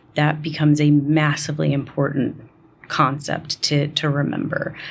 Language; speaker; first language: English; native; English